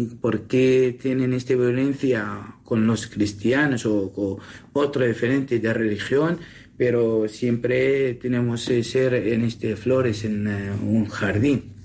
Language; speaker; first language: Spanish; non-native, learner; Assyrian Neo-Aramaic